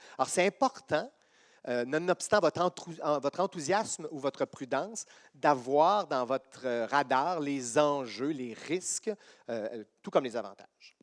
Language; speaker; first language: French; native; French